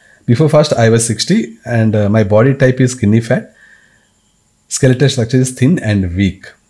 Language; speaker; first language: English; non-native, local second language; Telugu